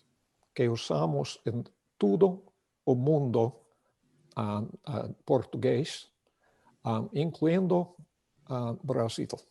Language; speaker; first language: Portuguese; non-native, learner; English